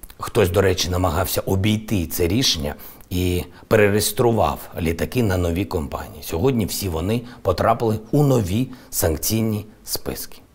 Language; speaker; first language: Ukrainian; non-native, local second language; Russian